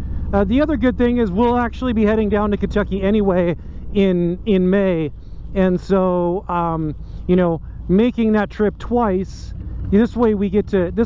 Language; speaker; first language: English; native; English